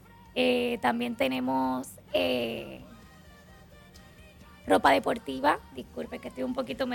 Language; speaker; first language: Spanish; native; Spanish